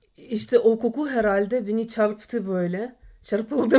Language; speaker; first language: Turkish; non-native, fluent; Russian